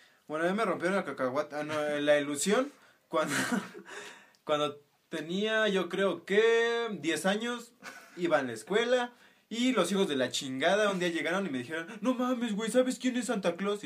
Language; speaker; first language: Spanish; native; Spanish